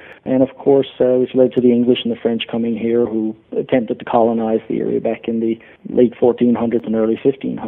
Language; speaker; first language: English; native; English